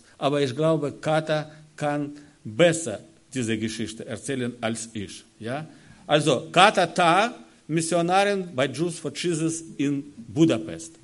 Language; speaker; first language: German; non-native, learner; Russian